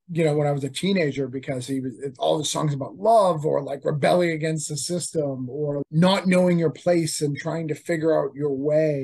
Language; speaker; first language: English; native; English